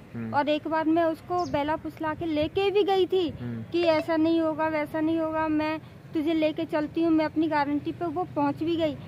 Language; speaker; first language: Hindi; native; Hindi